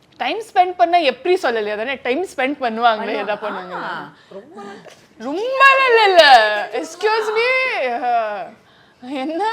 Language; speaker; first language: Tamil; non-native, learner; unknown